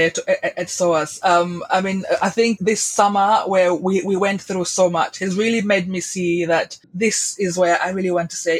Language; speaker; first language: English; non-native, local second language; Swahili